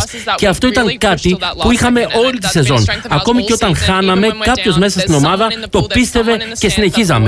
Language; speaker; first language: Greek; native; Greek